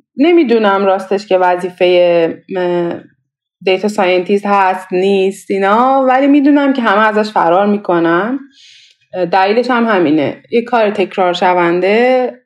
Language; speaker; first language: Persian; native; Persian